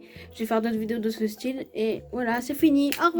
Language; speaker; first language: French; native; French